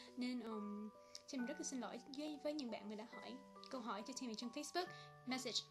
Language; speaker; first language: Vietnamese; early bilingual, heritage; Vietnamese